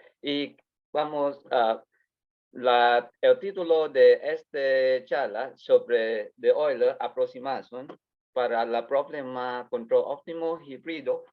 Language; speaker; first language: Spanish; non-native, learner; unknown